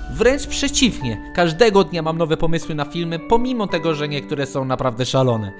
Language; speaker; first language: Polish; early bilingual, other home language; English